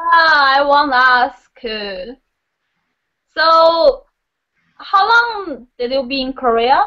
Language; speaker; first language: English; non-native, learner; Chinese